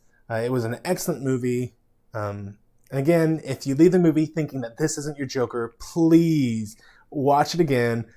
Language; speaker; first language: English; native; English